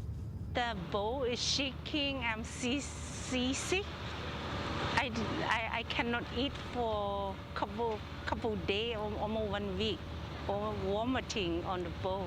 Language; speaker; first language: English; non-native, learner; Cantonese